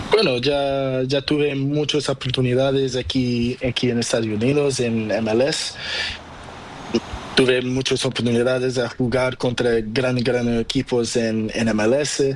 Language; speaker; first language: Spanish; non-native, learner; Portuguese